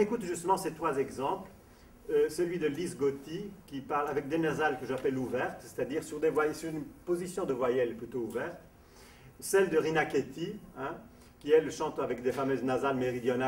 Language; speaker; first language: French; non-native, fluent; Italian